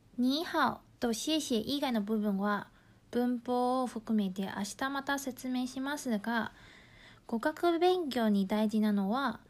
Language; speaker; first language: Japanese; non-native, fluent; Chinese